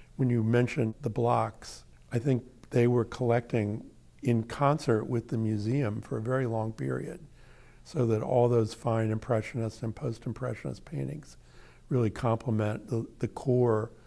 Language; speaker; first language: English; native; English